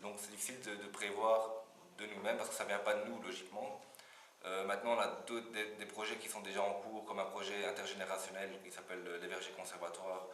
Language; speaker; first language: French; native; French